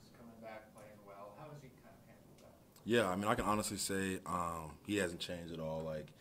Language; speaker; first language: English; native; English